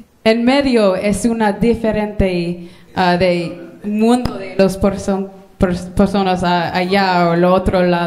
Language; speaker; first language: Spanish; non-native, learner; English